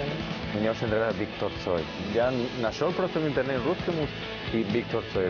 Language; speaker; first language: Russian; non-native, learner; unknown